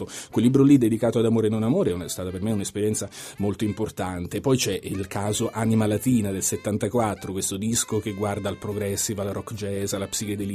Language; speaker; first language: Italian; native; Italian